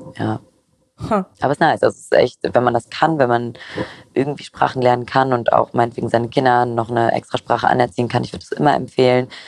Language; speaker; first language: German; early bilingual, other home language; Greek